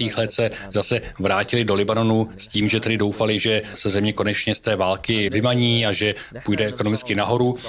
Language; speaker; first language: Czech; native; Czech